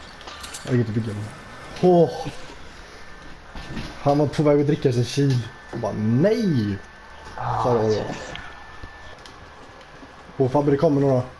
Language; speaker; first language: Swedish; early bilingual, other home language; Turkish